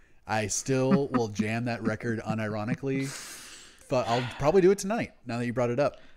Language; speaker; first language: English; native; English